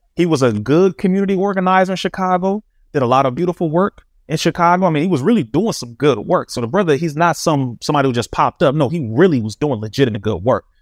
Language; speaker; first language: English; native; English